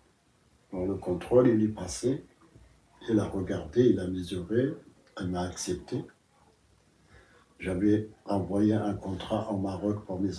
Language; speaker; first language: French; non-native, fluent; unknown